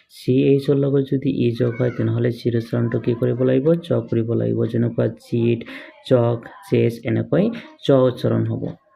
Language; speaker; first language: Assamese; native; Assamese